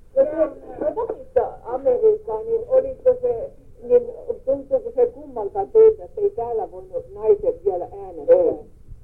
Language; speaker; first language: Finnish; early bilingual, heritage; English